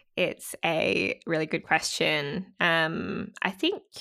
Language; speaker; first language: English; native; English